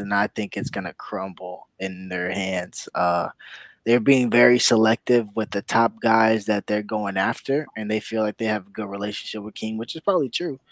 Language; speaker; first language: English; native; English